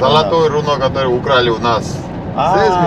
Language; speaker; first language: Russian; non-native, local second language; Georgian